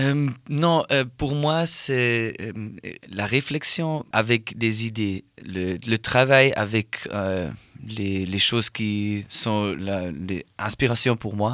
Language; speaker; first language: French; non-native, learner; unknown